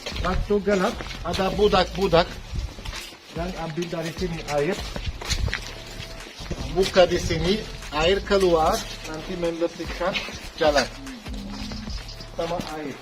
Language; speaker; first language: Indonesian; non-native, fluent; Turkish